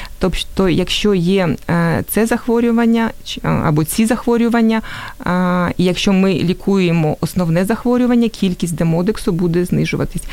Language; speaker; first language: Ukrainian; native; Ukrainian